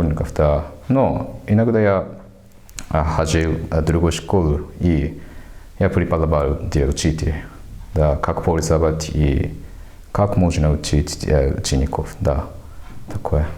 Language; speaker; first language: Russian; non-native, learner; Japanese